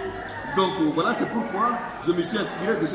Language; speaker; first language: French; non-native, local second language; Comorian